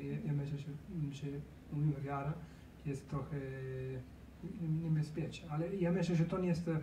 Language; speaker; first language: Polish; non-native, learner; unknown